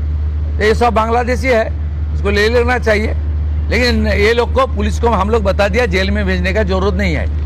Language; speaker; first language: Hindi; non-native, local second language; Bangla